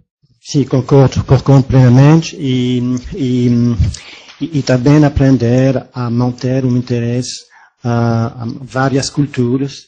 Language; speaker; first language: Portuguese; non-native, fluent; French